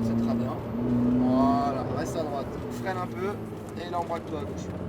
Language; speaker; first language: French; native; French